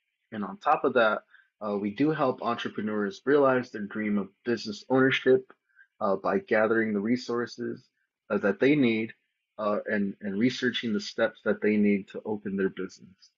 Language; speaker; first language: English; native; English